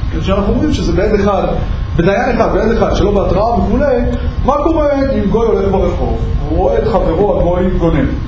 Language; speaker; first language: Hebrew; native; Hebrew